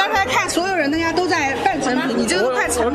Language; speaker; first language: Chinese; native; Chinese